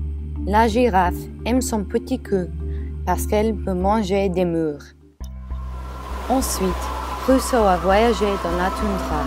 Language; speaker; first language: French; non-native, learner; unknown